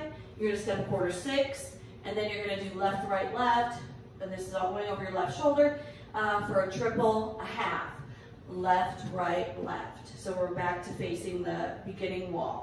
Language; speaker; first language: English; native; English